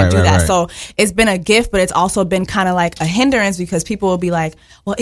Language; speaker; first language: English; early bilingual, other home language; Haitian Creole